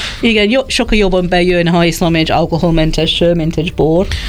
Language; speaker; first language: Hungarian; non-native, learner; English